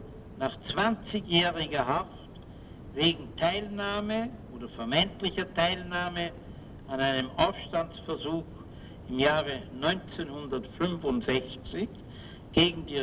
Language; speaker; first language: German; native; German